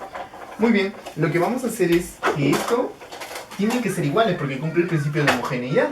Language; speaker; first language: Spanish; native; Spanish